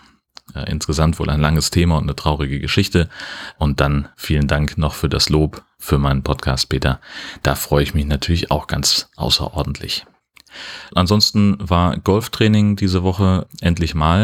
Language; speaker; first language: German; native; German